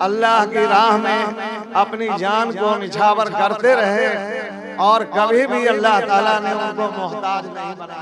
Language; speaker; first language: Urdu; native; Urdu